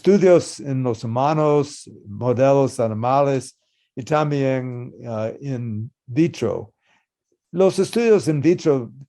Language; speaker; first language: Spanish; non-native, learner; English